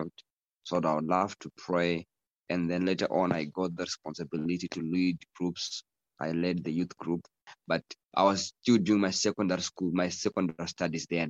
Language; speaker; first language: English; non-native, local second language; Shona